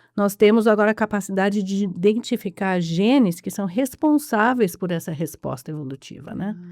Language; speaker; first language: Portuguese; early bilingual, other home language; English